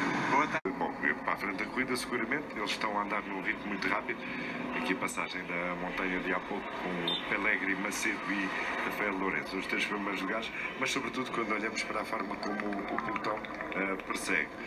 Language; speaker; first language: Portuguese; native; Portuguese